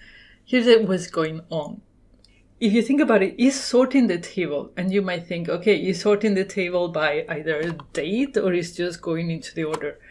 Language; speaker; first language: English; non-native, fluent; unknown